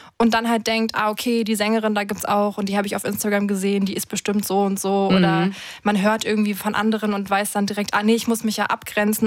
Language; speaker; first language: German; early bilingual, other home language; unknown